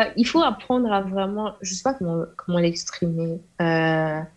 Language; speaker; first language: French; non-native, local second language; Wolof